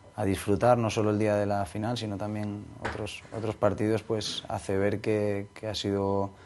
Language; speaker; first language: Spanish; native; Spanish